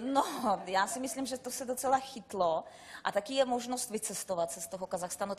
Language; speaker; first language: Czech; non-native, fluent; Russian